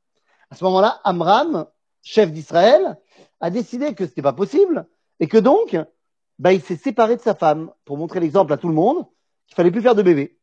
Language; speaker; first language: French; native; French